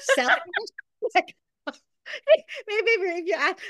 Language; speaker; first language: English; non-native, local second language; Filipino